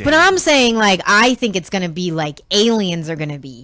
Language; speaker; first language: English; native; English